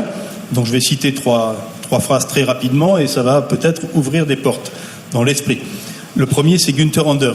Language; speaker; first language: French; native; French